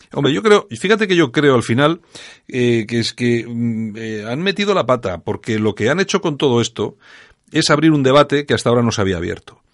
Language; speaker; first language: Spanish; native; Spanish